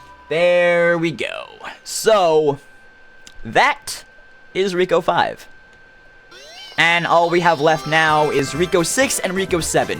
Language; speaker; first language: English; native; English